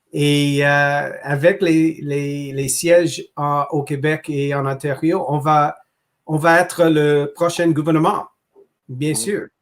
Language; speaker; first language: French; non-native, local second language; English